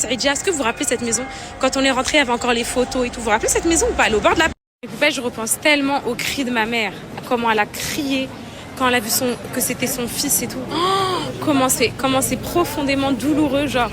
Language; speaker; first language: French; native; French